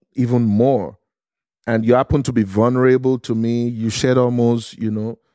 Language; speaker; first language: English; non-native, local second language; Yoruba